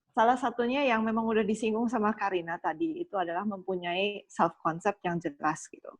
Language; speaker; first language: Indonesian; early bilingual, other home language; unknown